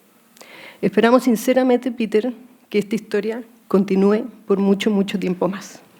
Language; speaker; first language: Spanish; native; Spanish